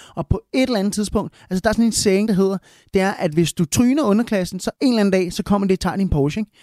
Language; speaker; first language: Danish; early bilingual, other home language; Spanish